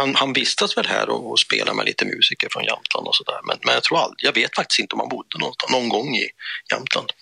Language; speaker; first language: Swedish; native; Swedish